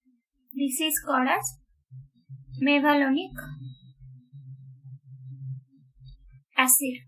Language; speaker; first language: English; non-native, local second language; Marathi